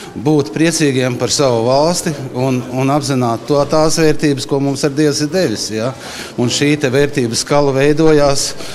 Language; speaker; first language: Latvian; native; Latvian